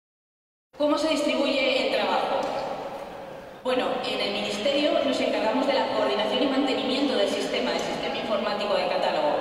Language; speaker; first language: Spanish; native; Spanish